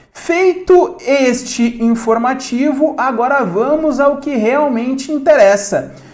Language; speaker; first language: Portuguese; native; Portuguese